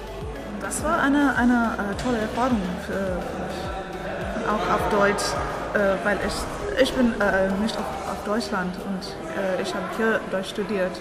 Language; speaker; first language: German; non-native, learner; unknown